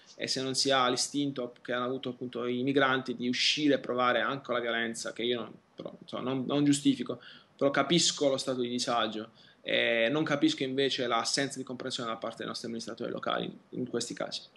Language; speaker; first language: Italian; native; Italian